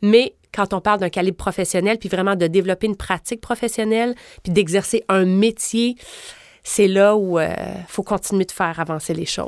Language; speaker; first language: French; native; French